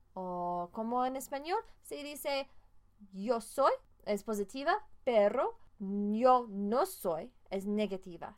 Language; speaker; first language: Spanish; non-native, fluent; English